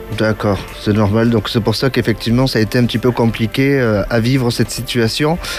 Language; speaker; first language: French; native; French